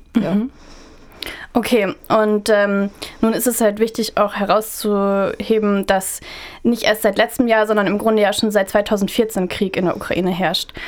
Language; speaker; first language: German; native; German